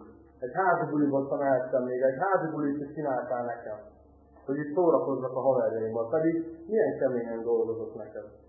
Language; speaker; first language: Hungarian; native; Hungarian